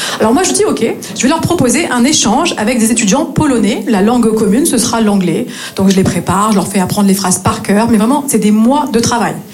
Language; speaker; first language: French; native; French